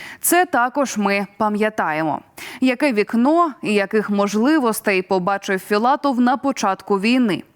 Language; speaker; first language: Ukrainian; native; Ukrainian